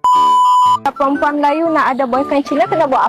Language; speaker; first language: Malay; native; Malay